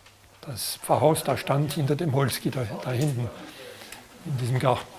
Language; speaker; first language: German; non-native, fluent; French